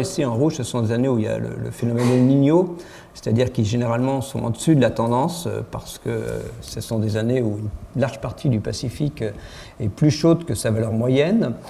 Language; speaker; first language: French; native; French